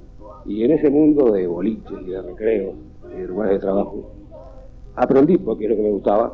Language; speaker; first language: Spanish; native; Spanish